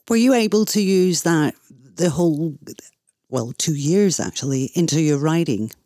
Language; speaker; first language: English; non-native, fluent; Danish